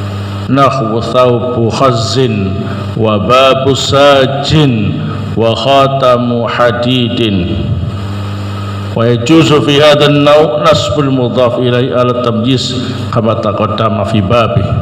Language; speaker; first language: Arabic; non-native, fluent; Indonesian